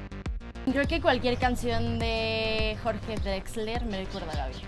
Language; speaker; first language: Spanish; native; Spanish